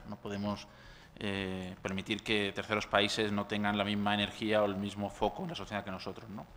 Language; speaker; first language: Spanish; native; Spanish